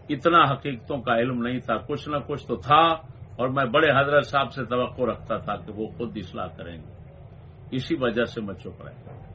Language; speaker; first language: Urdu; non-native, local second language; Punjabi